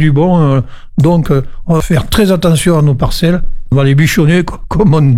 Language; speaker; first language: French; native; French